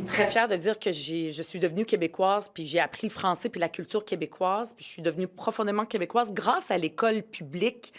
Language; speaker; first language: French; early bilingual, other home language; Arabic